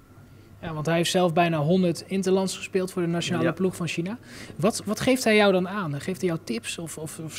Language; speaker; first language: Dutch; native; Dutch